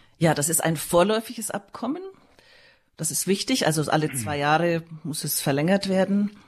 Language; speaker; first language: German; native; German